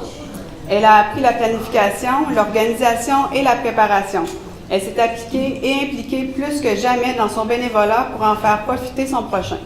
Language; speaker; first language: French; native; French